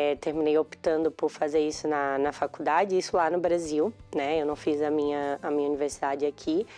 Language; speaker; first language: Portuguese; native; Portuguese